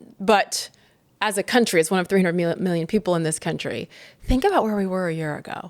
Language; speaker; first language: English; native; English